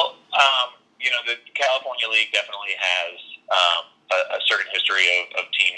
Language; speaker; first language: English; native; English